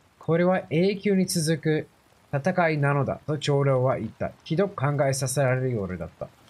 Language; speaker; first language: Japanese; non-native, fluent; English